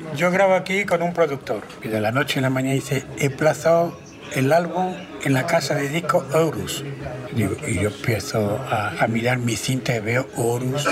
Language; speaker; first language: Spanish; early bilingual, heritage; Spanish